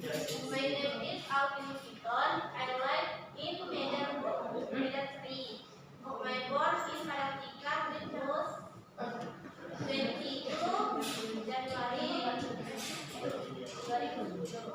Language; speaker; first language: English; non-native, learner; Indonesian